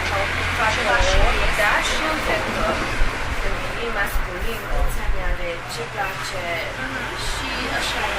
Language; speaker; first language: Romanian; non-native, local second language; Hungarian